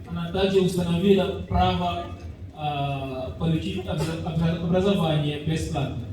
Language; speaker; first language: Russian; non-native, fluent; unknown